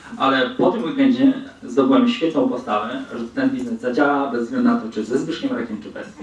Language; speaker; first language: Polish; native; Polish